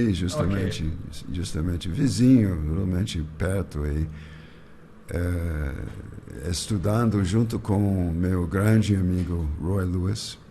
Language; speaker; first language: Portuguese; non-native, fluent; English